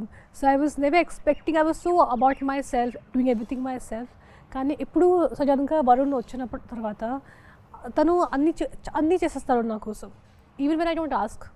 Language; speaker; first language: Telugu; non-native, fluent; Hindi